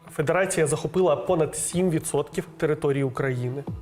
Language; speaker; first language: Ukrainian; native; Ukrainian